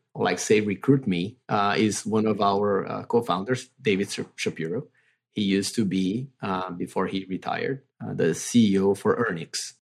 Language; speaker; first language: English; non-native, fluent; Portuguese